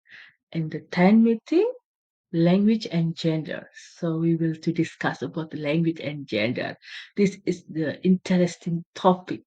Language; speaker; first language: English; non-native, learner; Indonesian